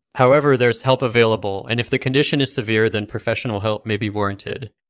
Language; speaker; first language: English; native; English